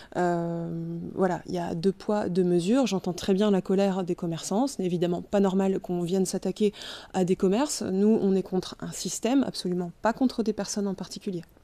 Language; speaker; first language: French; native; French